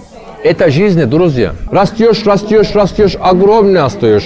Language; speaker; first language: Russian; non-native, learner; Turkish